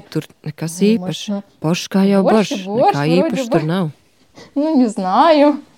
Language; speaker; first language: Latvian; non-native, learner; Russian